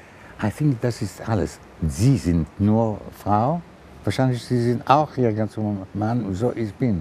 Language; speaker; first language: German; non-native, learner; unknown